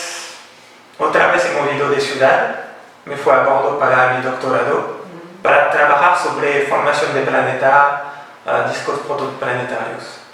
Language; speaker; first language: Spanish; non-native, fluent; French